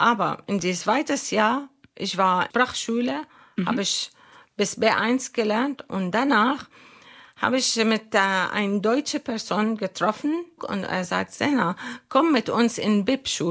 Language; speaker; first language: German; non-native, learner; Arabic